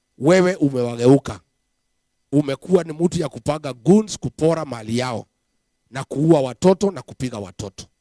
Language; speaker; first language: Swahili; non-native, local second language; Kikuyu